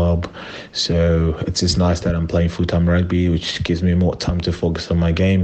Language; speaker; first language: English; non-native, local second language; Shona